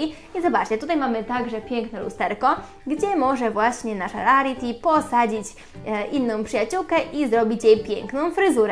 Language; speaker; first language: Polish; native; Polish